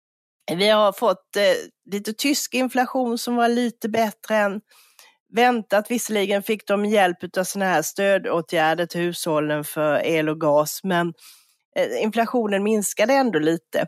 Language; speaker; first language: Swedish; native; Swedish